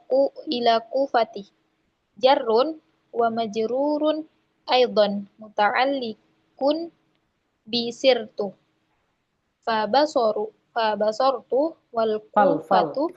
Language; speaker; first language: Arabic; non-native, learner; Indonesian